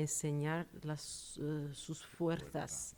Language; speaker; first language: Spanish; non-native, fluent; Georgian